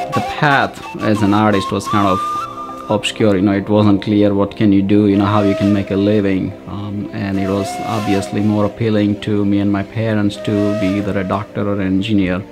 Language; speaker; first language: English; non-native, local second language; Gujarati